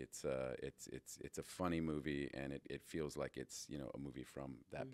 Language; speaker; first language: English; native; English